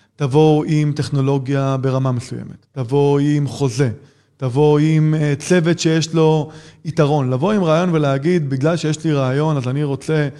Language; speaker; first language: Hebrew; native; Hebrew